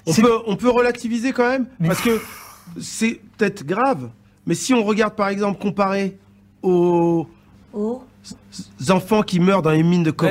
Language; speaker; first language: French; native; French